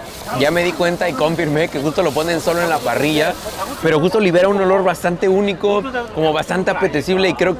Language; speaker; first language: Spanish; native; Spanish